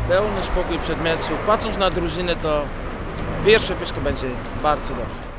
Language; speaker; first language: Polish; non-native, learner; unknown